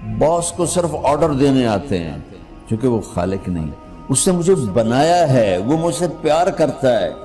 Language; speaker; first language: Urdu; non-native, local second language; Punjabi